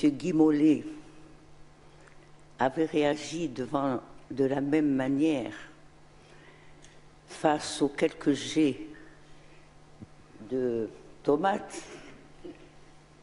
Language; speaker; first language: French; non-native, local second language; Arabic